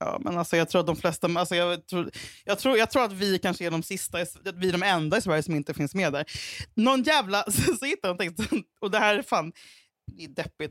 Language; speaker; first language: Swedish; native; Swedish